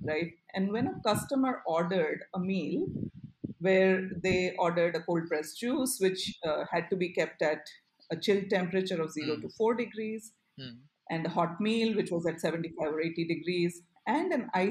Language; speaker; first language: English; non-native, local second language; Gujarati